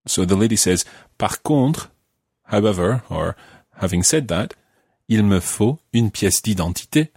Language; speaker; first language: French; non-native, fluent; English